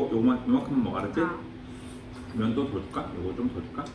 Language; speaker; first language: Korean; native; Korean